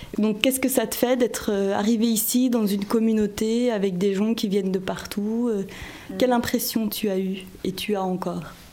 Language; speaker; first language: French; native; French